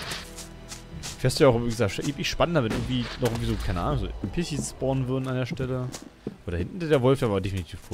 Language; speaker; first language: German; native; German